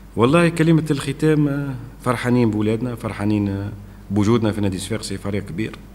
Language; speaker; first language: Arabic; native; Arabic